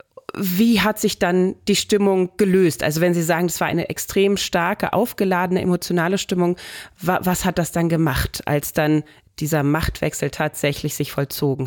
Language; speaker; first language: German; native; German